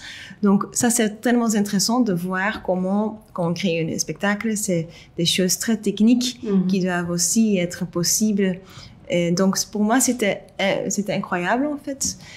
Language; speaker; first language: French; non-native, local second language; Dutch